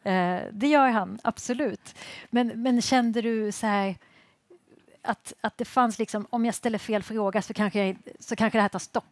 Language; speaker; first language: Swedish; native; Swedish